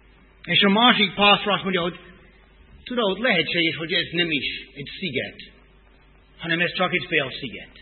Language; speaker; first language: Hungarian; non-native, fluent; English